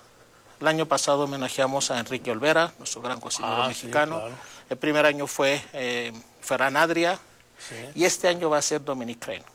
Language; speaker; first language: Spanish; non-native, fluent; Greek